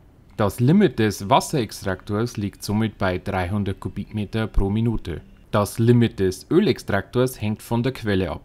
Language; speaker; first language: German; native; German